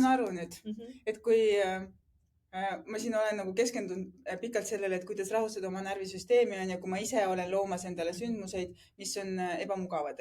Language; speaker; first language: Estonian; native; Estonian